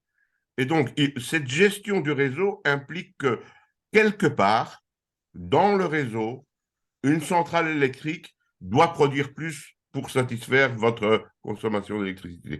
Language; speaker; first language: French; native; French